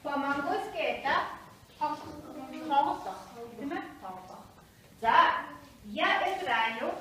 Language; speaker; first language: Russian; non-native, fluent; Mongolian